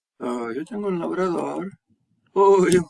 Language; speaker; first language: Spanish; non-native, fluent; English